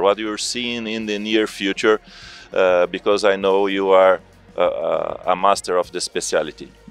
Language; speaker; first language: English; non-native, fluent; Portuguese